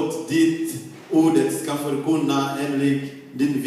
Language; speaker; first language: Swedish; non-native, fluent; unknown